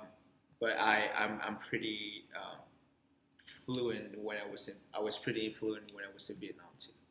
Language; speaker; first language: English; non-native, fluent; Vietnamese